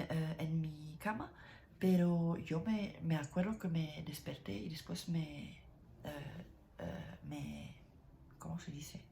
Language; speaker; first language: Spanish; non-native, learner; French